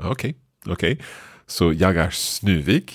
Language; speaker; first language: Swedish; non-native, learner; English